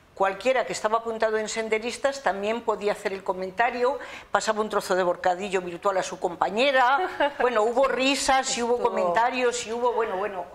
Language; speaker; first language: Spanish; native; Spanish